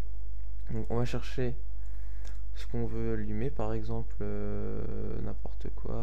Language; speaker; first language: French; native; French